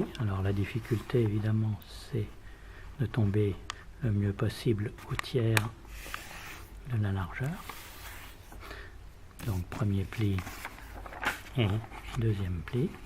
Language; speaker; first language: French; native; French